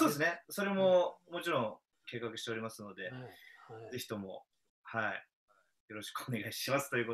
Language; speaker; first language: Japanese; native; Japanese